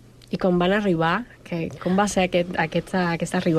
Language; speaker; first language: Catalan; non-native, fluent; Spanish